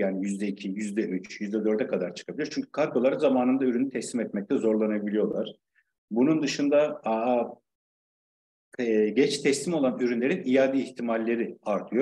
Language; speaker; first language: Turkish; native; Turkish